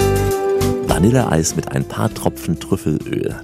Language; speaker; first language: German; native; German